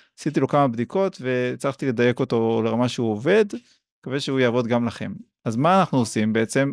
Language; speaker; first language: Hebrew; native; Hebrew